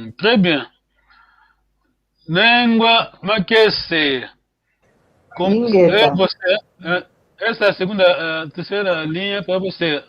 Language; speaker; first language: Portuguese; non-native, fluent; Kongo